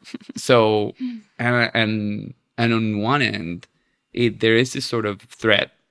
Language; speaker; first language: English; non-native, fluent; Spanish